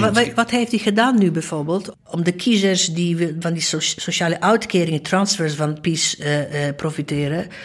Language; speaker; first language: Dutch; non-native, fluent; Polish